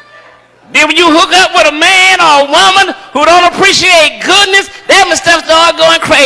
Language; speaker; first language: English; native; English